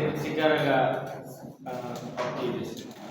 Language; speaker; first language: Japanese; non-native, learner; Indonesian